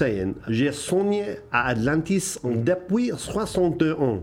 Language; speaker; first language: English; native; English